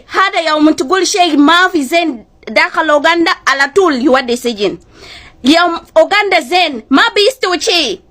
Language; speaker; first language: Arabic; non-native, learner; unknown